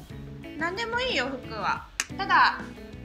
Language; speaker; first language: Japanese; native; Japanese